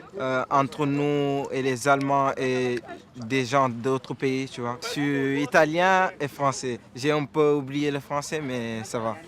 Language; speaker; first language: French; early bilingual, heritage; Italian